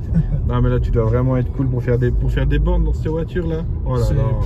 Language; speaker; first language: French; native; French